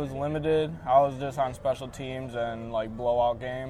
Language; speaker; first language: English; native; English